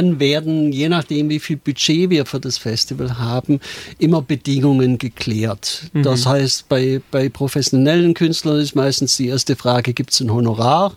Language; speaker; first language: German; native; German